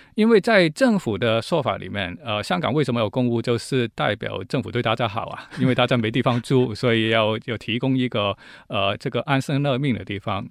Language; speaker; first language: Chinese; non-native, local second language; Cantonese